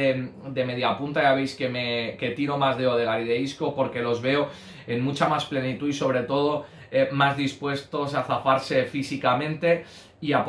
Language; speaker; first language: Spanish; native; Spanish